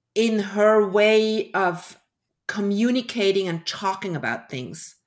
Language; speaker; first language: English; early bilingual, other home language; German